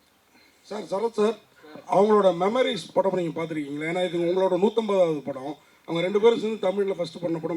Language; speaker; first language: Tamil; native; Tamil